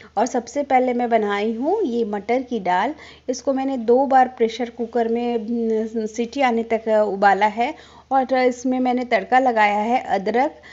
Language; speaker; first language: Hindi; non-native, local second language; Bangla